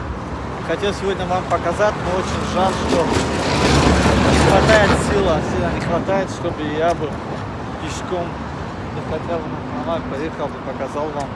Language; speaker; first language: Russian; non-native, fluent; Tajik